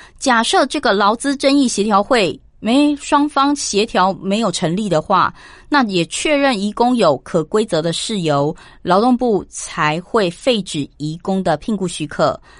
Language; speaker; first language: Chinese; native; Chinese